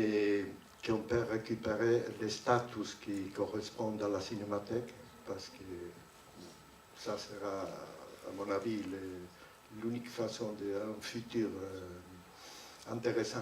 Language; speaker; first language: French; non-native, fluent; Spanish